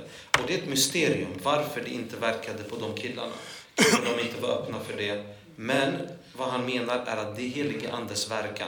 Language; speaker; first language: Swedish; non-native, fluent; Polish